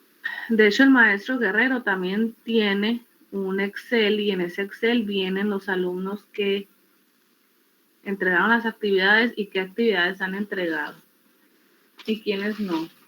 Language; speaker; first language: Spanish; native; Spanish